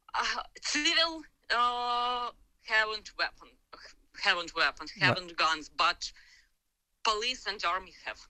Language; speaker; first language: English; non-native, learner; Ukrainian